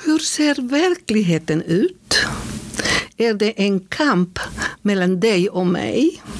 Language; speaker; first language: Swedish; non-native, fluent; Spanish